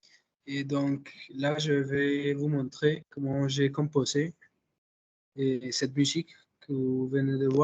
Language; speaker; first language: French; non-native, fluent; Spanish